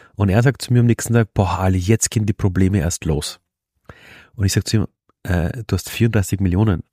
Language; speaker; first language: German; native; German